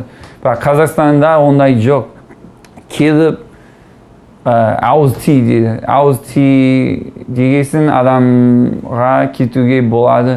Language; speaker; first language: Kazakh; non-native, learner; English